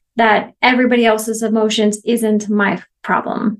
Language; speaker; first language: English; native; English